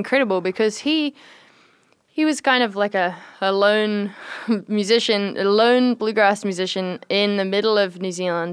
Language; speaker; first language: English; native; English